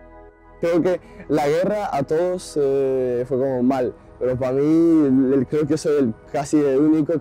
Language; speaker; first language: Spanish; non-native, fluent; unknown